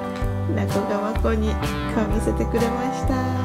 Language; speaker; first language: Japanese; native; Japanese